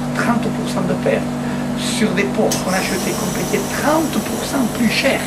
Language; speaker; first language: French; native; French